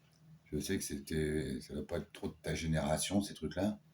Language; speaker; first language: French; native; French